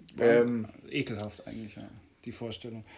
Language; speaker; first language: German; native; German